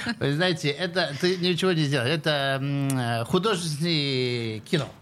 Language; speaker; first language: Russian; early bilingual, heritage; Russian